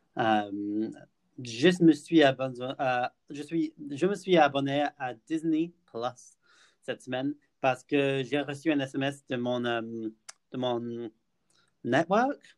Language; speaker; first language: French; non-native, fluent; English